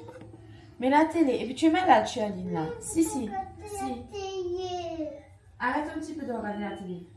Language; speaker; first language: French; native; French